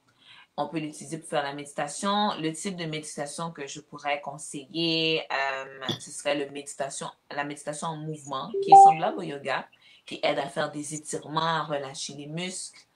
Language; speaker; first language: French; native; French